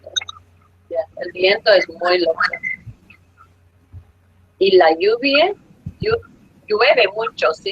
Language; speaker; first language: Spanish; non-native, fluent; English